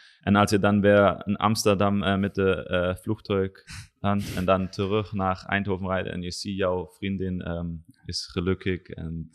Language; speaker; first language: Dutch; non-native, learner; German